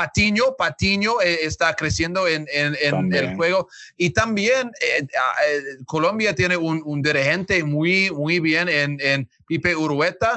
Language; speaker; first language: Spanish; non-native, learner; English